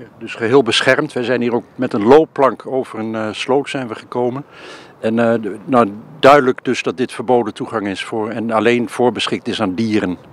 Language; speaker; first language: Dutch; native; Dutch